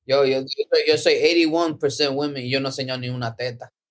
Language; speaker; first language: Spanish; early bilingual, heritage; Spanish